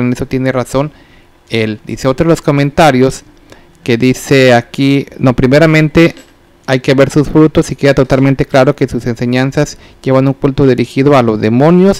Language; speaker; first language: Spanish; native; Spanish